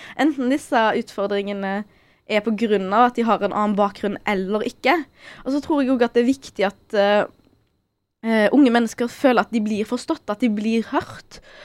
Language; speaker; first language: Norwegian; early bilingual, other home language; Arabic